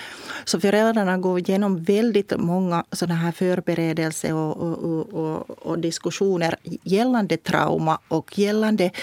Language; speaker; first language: Swedish; non-native, local second language; Finnish